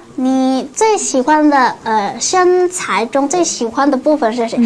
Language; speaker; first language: Chinese; non-native, learner; Korean